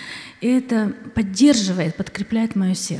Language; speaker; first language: Polish; non-native, learner; Russian